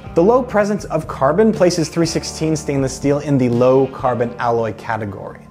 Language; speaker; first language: English; native; English